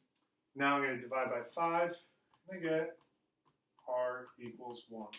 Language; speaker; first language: English; native; English